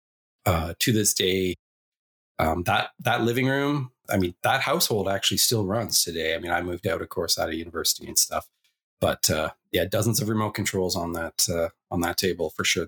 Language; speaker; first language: English; native; English